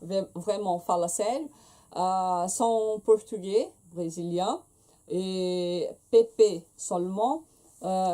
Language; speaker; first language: French; non-native, fluent; Portuguese